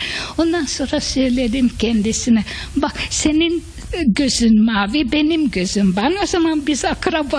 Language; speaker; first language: Turkish; early bilingual, other home language; Hungarian